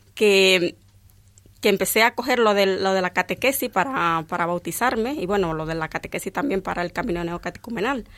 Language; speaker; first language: Spanish; native; Spanish